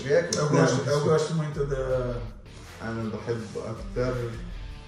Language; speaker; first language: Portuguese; non-native, fluent; Arabic